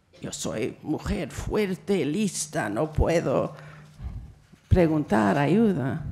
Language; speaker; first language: Spanish; non-native, fluent; English